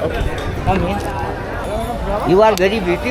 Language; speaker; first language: English; non-native, learner; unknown